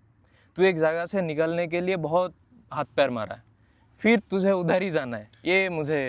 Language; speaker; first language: Hindi; non-native, fluent; Bangla